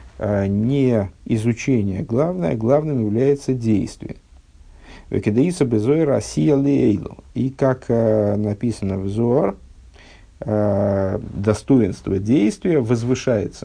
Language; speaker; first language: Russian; native; Russian